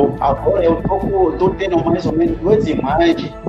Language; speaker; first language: Portuguese; non-native, learner; French